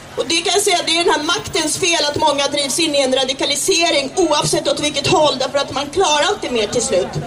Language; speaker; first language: Swedish; early bilingual, other home language; Czech